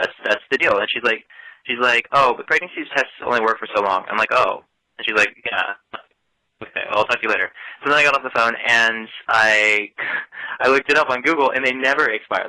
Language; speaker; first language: English; native; English